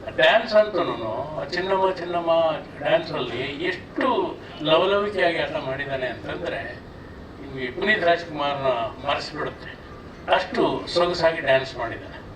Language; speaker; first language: Kannada; native; Kannada